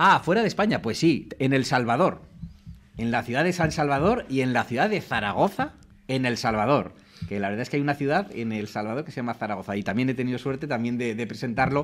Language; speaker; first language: Spanish; native; Spanish